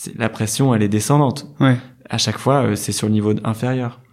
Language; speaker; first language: French; native; French